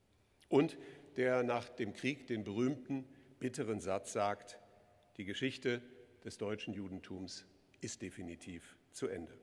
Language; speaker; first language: German; native; German